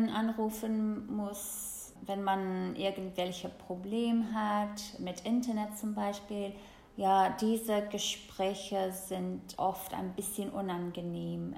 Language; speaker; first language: German; non-native, fluent; English